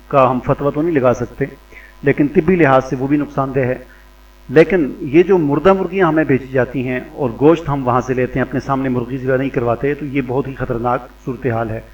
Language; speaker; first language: Urdu; native; Urdu